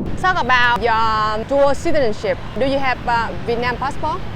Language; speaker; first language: English; non-native, fluent; Vietnamese